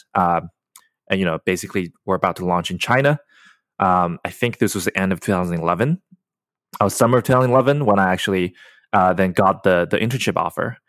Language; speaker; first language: English; early bilingual, other home language; Chinese